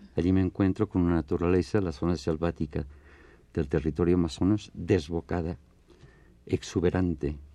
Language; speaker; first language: Spanish; native; Spanish